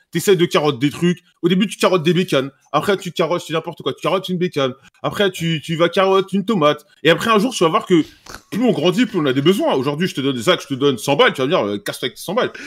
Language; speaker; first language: French; native; French